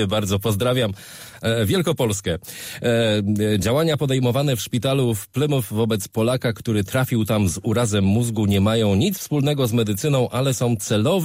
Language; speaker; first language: Polish; native; Polish